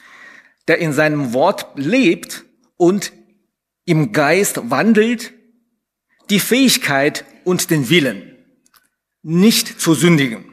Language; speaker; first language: German; non-native, fluent; Chinese